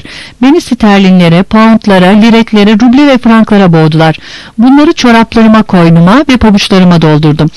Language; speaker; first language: Turkish; native; Turkish